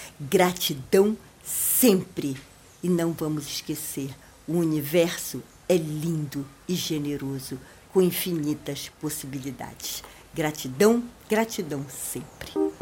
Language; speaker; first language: Portuguese; native; Portuguese